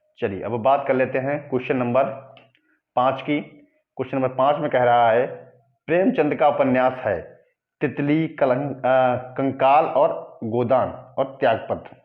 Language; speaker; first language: Hindi; native; Hindi